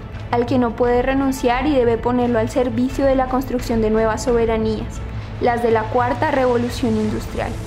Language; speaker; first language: Spanish; native; Spanish